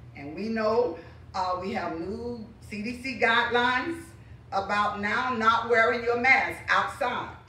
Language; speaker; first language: English; native; English